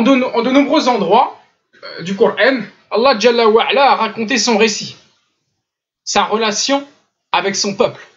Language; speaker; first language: French; native; French